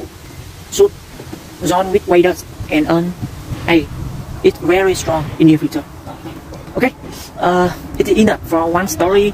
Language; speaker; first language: English; non-native, learner; Vietnamese